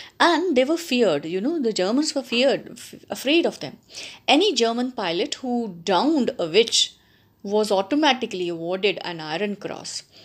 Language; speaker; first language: English; non-native, local second language; Punjabi